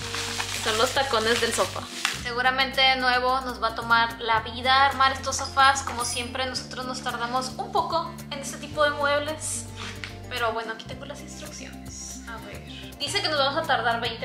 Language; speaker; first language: Spanish; native; Spanish